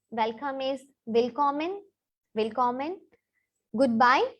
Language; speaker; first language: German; non-native, learner; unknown